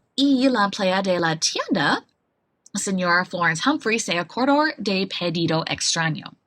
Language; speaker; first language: Spanish; non-native, fluent; English